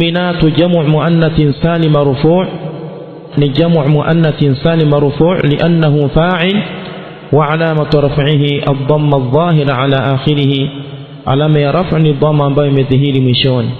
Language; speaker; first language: Arabic; non-native, fluent; Swahili